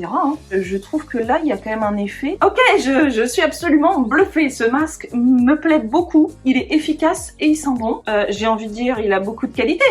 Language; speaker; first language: French; native; French